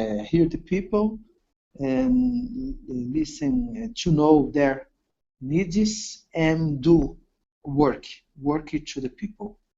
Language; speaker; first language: English; non-native, learner; Portuguese